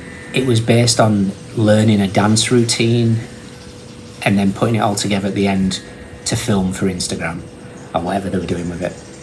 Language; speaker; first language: English; native; English